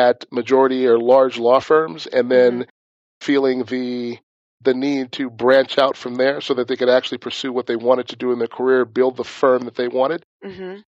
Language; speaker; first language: English; native; English